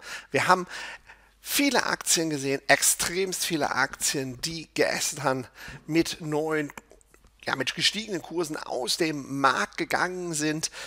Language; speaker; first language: German; native; German